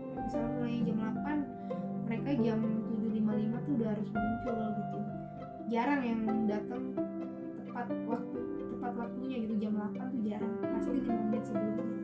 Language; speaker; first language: Indonesian; native; Indonesian